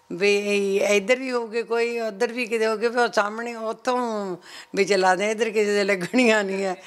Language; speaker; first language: Punjabi; native; Punjabi